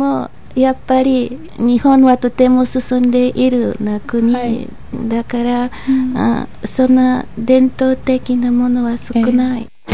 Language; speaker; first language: Japanese; non-native, fluent; Bulgarian